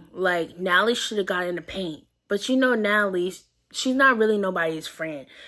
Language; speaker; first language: English; native; English